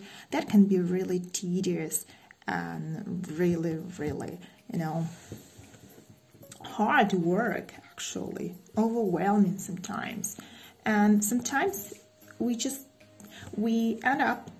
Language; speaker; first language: English; non-native, fluent; Russian